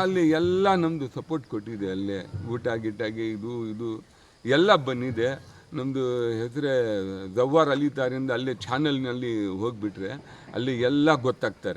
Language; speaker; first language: Kannada; non-native, local second language; Urdu